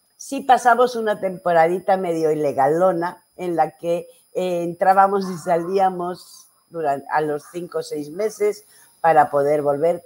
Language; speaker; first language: Spanish; native; Spanish